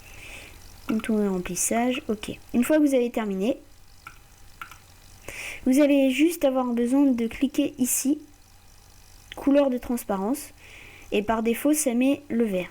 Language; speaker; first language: French; native; French